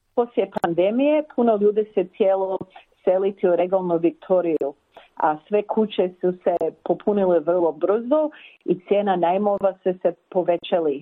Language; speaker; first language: Croatian; early bilingual, heritage; Croatian